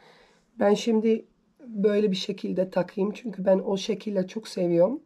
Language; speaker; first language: Turkish; early bilingual, heritage; Turkish